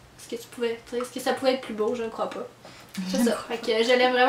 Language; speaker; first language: French; native; French